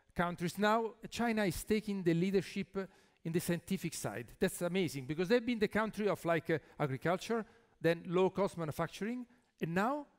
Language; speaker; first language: English; non-native, fluent; Italian